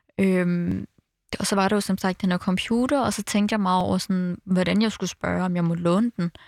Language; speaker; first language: Danish; early bilingual, other home language; Arabic